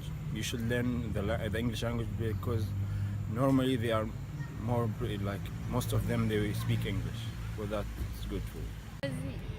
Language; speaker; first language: English; non-native, learner; Arabic